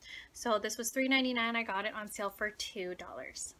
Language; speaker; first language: English; native; English